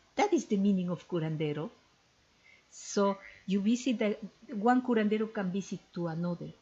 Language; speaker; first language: English; non-native, fluent; Spanish